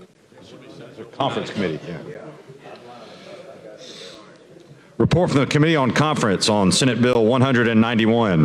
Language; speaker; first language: English; native; English